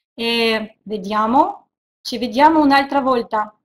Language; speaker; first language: Italian; non-native, fluent; Russian